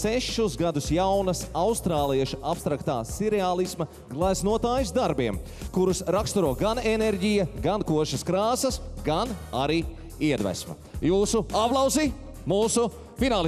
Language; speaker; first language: Latvian; native; Latvian